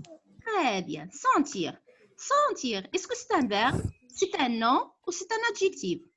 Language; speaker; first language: French; non-native, local second language; Arabic